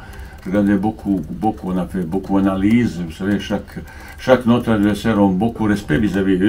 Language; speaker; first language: French; non-native, fluent; Bosnian